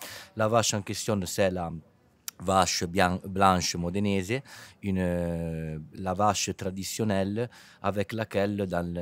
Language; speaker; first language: French; non-native, fluent; Italian